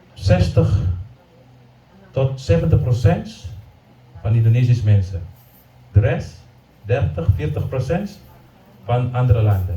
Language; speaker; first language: Dutch; non-native, learner; Indonesian